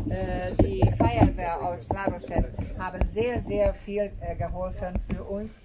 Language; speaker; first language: German; non-native, learner; Hungarian